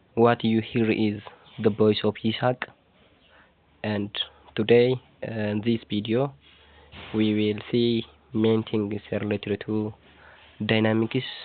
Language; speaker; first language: English; non-native, local second language; Amharic